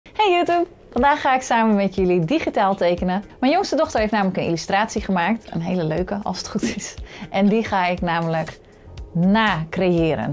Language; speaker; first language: Dutch; native; Dutch